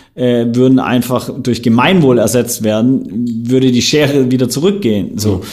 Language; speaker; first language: German; native; German